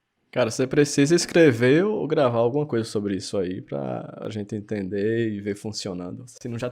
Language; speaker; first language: Portuguese; native; Portuguese